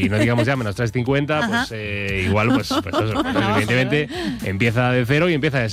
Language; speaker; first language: Spanish; native; Spanish